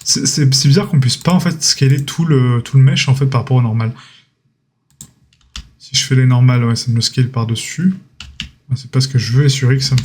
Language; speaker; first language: French; native; French